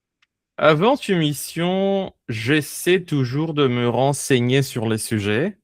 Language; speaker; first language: French; non-native, fluent; Spanish